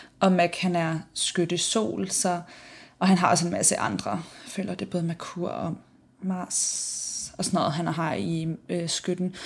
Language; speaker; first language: Danish; native; Danish